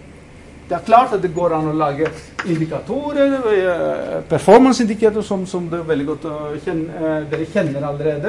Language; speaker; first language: Norwegian; non-native, fluent; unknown